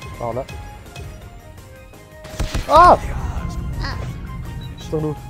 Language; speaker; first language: Chinese; native; Chinese